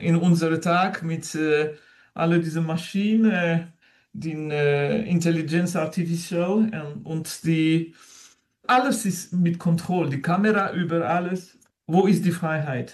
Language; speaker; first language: German; non-native, learner; French